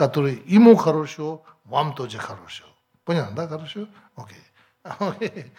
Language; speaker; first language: Russian; non-native, learner; Tibetan